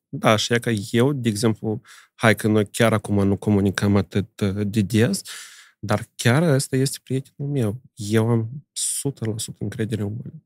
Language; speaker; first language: Romanian; native; Romanian